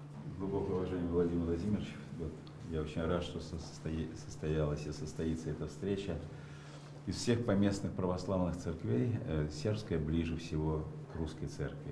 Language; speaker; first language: Russian; native; Russian